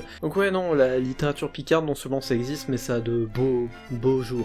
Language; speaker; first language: French; native; French